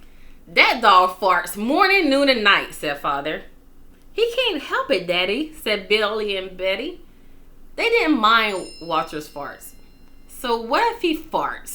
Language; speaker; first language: English; native; English